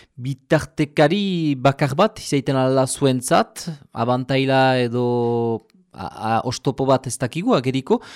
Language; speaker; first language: Basque; native; Basque